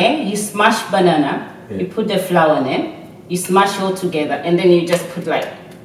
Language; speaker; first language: English; non-native, local second language; Swahili